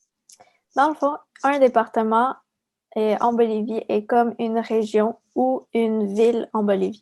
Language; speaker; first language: French; early bilingual, other home language; Spanish